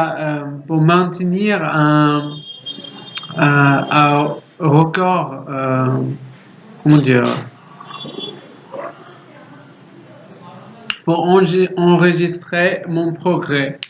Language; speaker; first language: French; non-native, learner; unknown